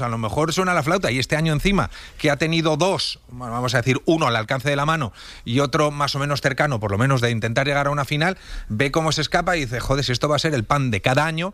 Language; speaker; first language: Spanish; native; Spanish